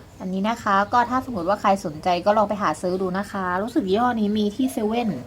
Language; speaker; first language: Thai; native; Thai